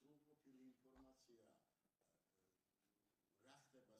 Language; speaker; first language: Georgian; non-native, local second language; Azerbaijani